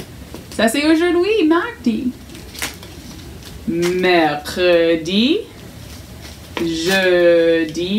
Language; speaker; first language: French; non-native, fluent; English